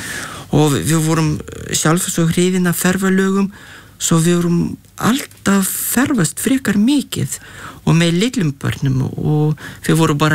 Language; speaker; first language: Icelandic; non-native, fluent; Lithuanian